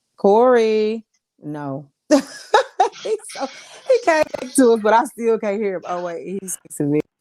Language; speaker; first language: English; native; English